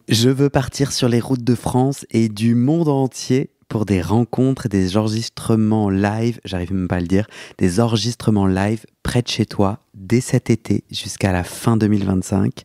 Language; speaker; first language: French; native; French